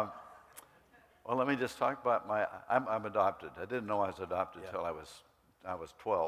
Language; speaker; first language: English; native; English